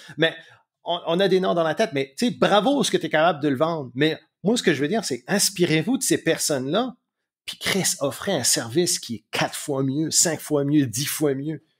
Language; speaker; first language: French; native; French